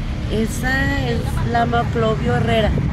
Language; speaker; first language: Spanish; native; Spanish